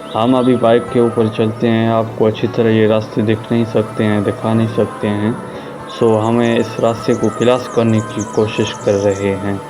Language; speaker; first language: Urdu; non-native, local second language; Sindhi